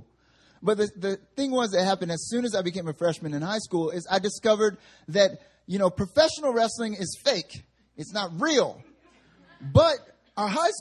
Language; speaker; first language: English; native; English